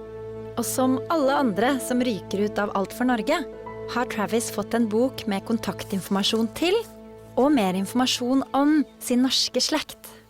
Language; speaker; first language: Norwegian; native; Norwegian